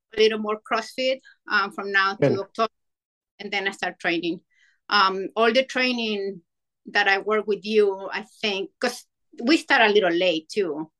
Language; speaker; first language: English; non-native, fluent; Spanish